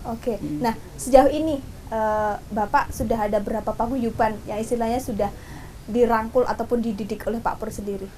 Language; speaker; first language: Indonesian; native; Indonesian